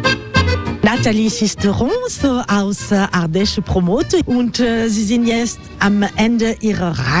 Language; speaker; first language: German; non-native, learner; French